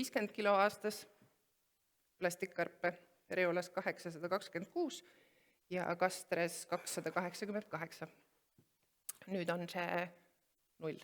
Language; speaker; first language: Estonian; native; Estonian